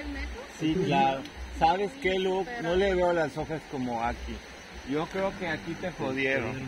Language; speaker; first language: Spanish; native; Spanish